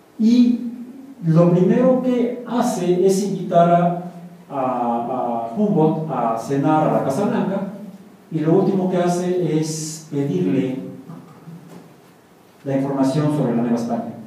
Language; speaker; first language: Spanish; native; Spanish